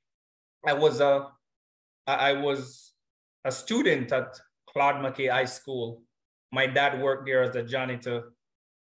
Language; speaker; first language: English; non-native, local second language; Jamaican Creole English